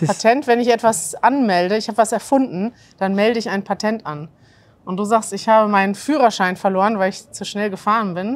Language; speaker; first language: German; native; German